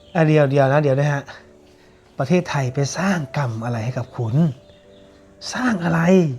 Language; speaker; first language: Thai; native; Thai